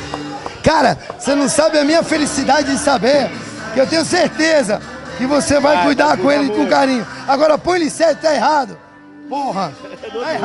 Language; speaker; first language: Portuguese; native; Portuguese